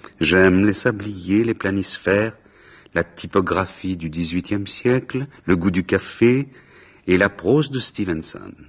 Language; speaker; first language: French; native; French